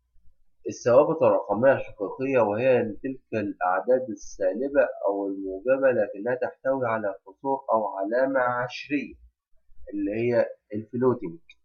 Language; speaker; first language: Arabic; native; Arabic